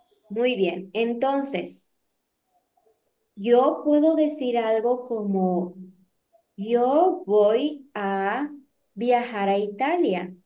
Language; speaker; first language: Spanish; non-native, fluent; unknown